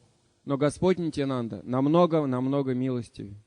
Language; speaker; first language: Russian; native; Russian